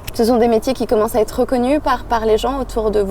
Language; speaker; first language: French; native; French